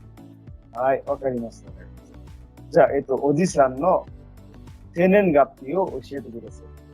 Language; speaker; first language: Japanese; non-native, fluent; Bangla